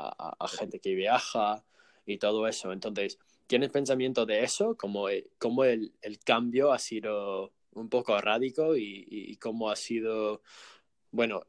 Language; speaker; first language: Spanish; non-native, fluent; English